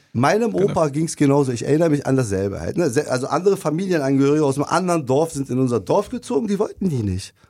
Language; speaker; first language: German; non-native, fluent; Turkish